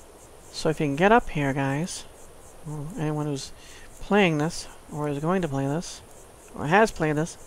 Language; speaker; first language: English; native; English